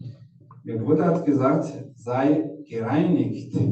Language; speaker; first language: German; non-native, fluent; Rundi